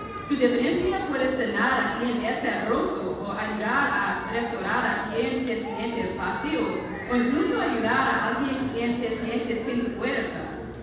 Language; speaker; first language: Spanish; non-native, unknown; English